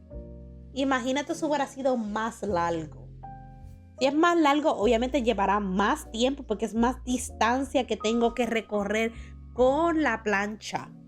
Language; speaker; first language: Spanish; early bilingual, heritage; Spanish